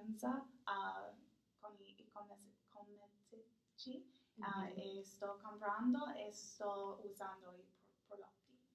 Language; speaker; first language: Italian; non-native, learner; English